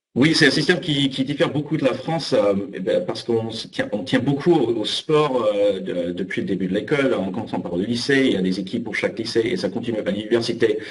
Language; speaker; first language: French; non-native, fluent; English